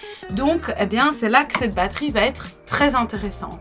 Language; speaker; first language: French; native; French